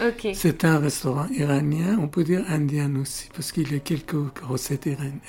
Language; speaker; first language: French; non-native, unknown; Persian